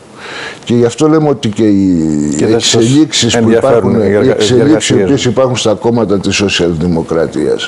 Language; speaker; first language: Greek; native; Greek